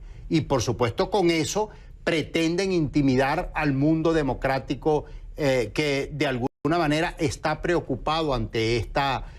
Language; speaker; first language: Spanish; native; Spanish